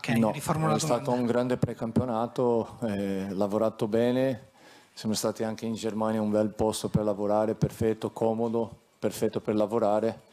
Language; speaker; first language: Italian; non-native, fluent; Portuguese